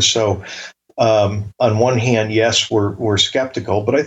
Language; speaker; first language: English; native; English